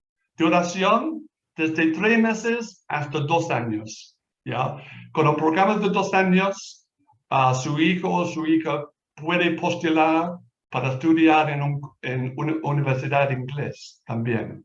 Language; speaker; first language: Spanish; non-native, fluent; English